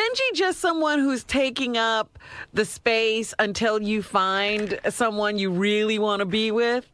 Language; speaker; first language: English; native; English